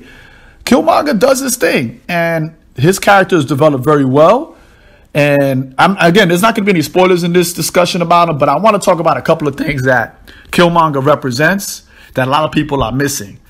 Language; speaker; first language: English; native; English